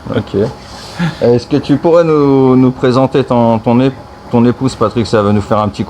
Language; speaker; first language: French; native; French